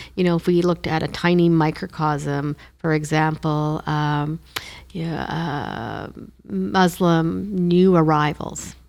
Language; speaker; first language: English; non-native, fluent; Hindi